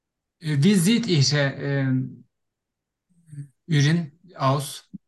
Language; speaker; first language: German; non-native, learner; Turkish